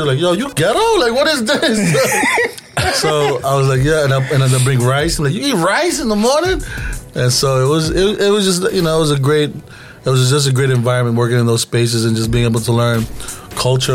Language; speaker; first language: English; native; English